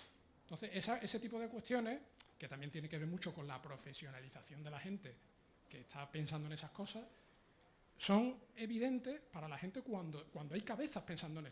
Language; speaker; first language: Spanish; native; Spanish